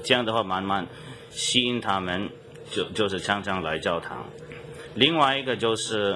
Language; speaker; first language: Chinese; non-native, fluent; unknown